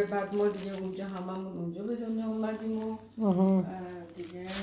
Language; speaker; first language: Persian; native; Persian